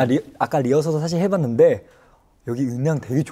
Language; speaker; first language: Korean; non-native, fluent; Chinese